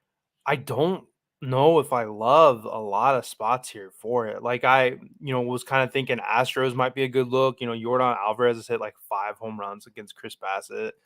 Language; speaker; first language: English; native; English